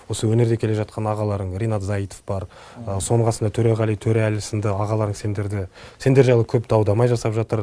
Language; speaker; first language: Kazakh; native; Kazakh